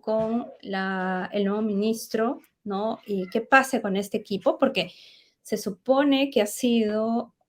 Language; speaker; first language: Spanish; native; Spanish